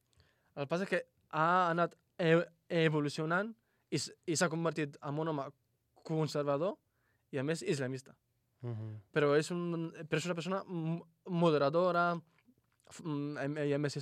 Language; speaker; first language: Catalan; non-native, fluent; Arabic